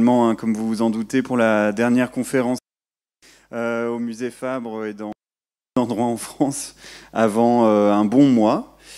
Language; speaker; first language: French; native; French